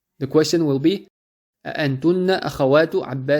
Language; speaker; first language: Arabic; non-native, fluent; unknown